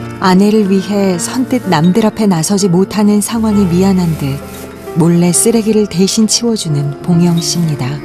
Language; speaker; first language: Korean; native; Korean